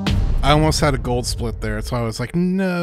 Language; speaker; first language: English; native; English